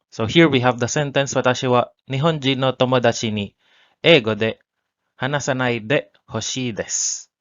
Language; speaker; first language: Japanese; non-native, learner; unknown